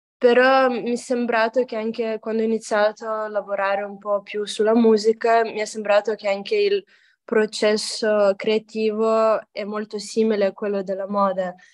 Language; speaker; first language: Italian; non-native, fluent; Lithuanian